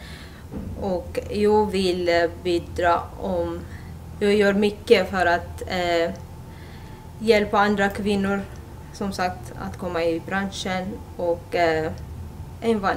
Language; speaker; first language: Swedish; non-native, fluent; Amharic